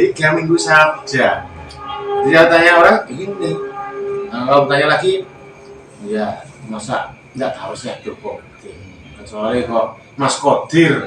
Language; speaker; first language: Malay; non-native, local second language; Javanese